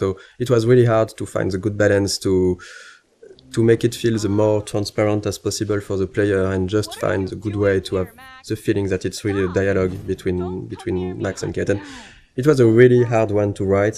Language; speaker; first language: English; non-native, fluent; French